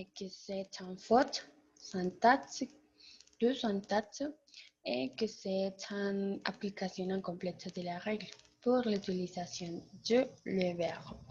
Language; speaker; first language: French; non-native, learner; Spanish